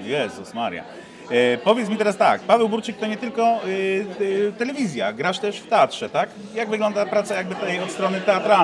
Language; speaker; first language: Polish; native; Polish